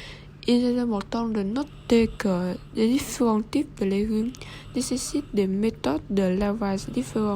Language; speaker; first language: French; non-native, learner; Vietnamese